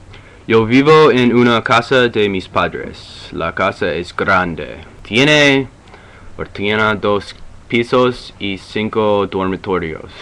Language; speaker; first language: Spanish; non-native, learner; English